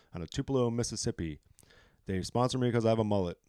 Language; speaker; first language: English; native; English